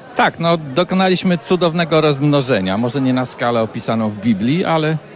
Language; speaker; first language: Polish; native; Polish